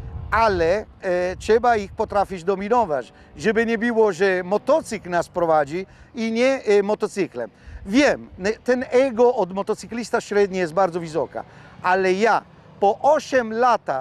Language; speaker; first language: Polish; non-native, fluent; Italian